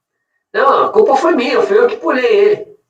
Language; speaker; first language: Portuguese; native; Portuguese